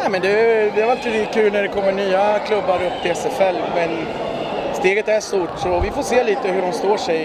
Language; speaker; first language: Swedish; native; Swedish